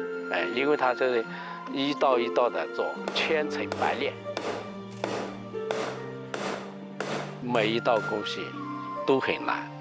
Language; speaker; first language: Chinese; non-native, local second language; Hmong